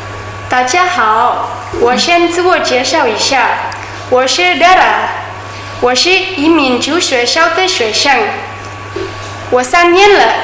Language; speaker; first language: Chinese; non-native, learner; Indonesian